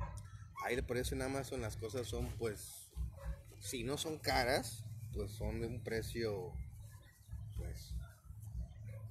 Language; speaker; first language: Spanish; native; Spanish